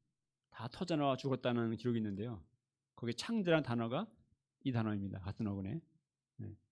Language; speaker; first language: Korean; native; Korean